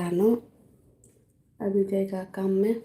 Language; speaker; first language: Hindi; non-native, learner; Khasi